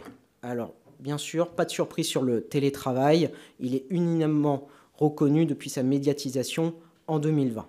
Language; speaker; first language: French; native; French